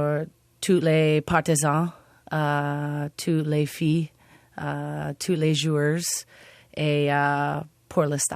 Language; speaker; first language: French; non-native, learner; English